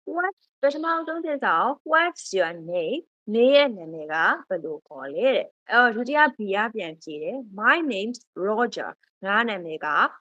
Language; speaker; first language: Burmese; native; Burmese